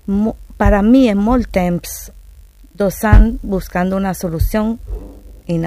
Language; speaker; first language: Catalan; non-native, learner; Spanish